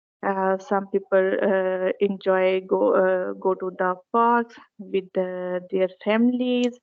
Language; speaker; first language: English; non-native, learner; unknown